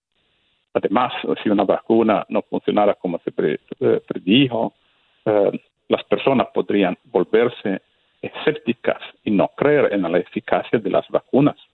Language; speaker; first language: Spanish; non-native, fluent; Italian